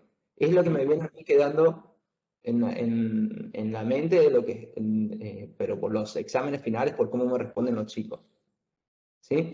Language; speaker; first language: Spanish; native; Spanish